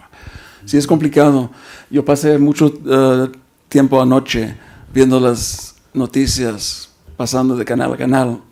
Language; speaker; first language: Spanish; early bilingual, heritage; Spanish